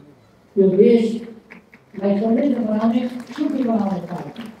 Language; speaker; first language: Nepali; native; Nepali